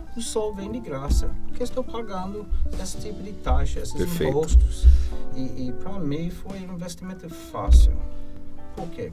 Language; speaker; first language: Portuguese; non-native, fluent; English